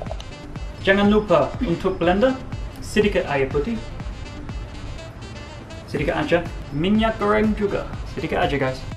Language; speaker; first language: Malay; non-native, learner; English